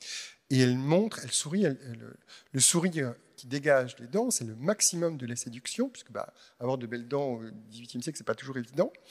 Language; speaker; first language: French; native; French